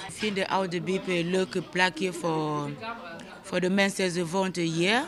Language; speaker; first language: Dutch; non-native, learner; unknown